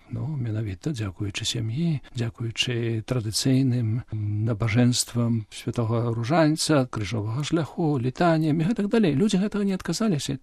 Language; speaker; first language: Belarusian; non-native, local second language; Polish